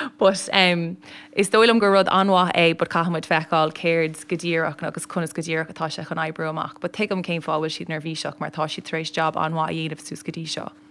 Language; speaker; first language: Irish; non-native, local second language; English